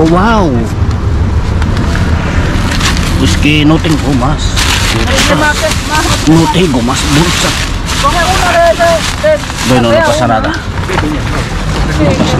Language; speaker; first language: Spanish; non-native, learner; Filipino